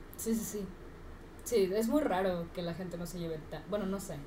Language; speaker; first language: Spanish; native; Spanish